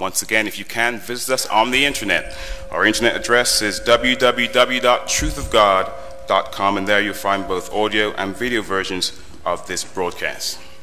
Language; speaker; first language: English; native; English